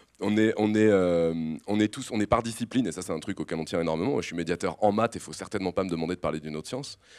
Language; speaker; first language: French; native; French